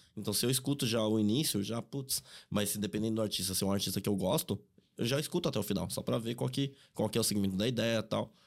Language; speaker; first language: Portuguese; native; Portuguese